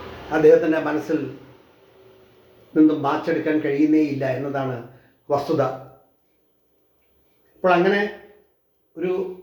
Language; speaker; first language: Malayalam; native; Malayalam